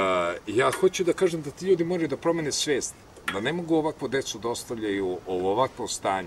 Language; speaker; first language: Serbian; native; Serbian